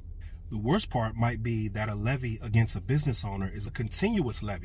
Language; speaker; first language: English; native; English